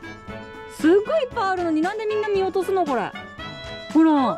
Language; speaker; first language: Japanese; native; Japanese